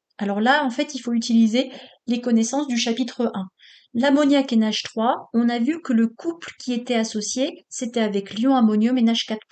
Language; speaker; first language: French; native; French